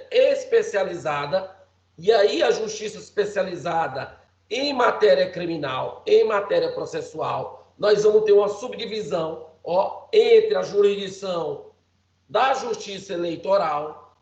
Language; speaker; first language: Portuguese; native; Portuguese